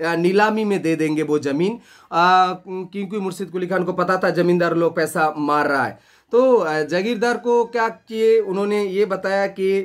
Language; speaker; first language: Hindi; non-native, local second language; Bangla